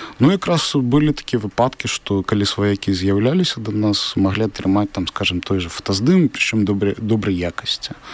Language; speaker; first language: Belarusian; non-native, local second language; Russian